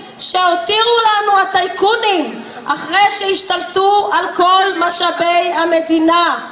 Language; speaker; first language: Hebrew; native; Hebrew